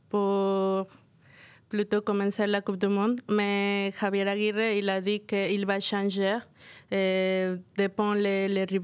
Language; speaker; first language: French; non-native, fluent; Spanish